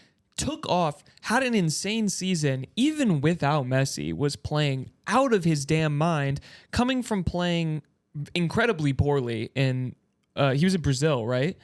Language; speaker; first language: English; native; English